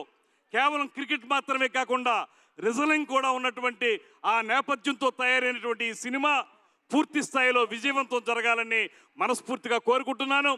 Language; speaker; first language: Telugu; native; Telugu